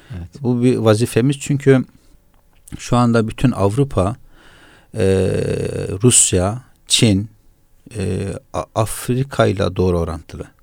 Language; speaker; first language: Turkish; native; Turkish